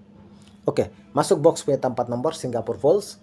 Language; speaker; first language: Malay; non-native, learner; Bangla